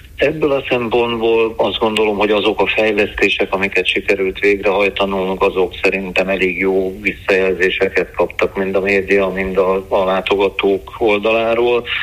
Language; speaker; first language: Hungarian; native; Hungarian